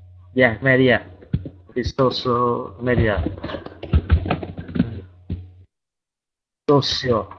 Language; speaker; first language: English; non-native, learner; Vietnamese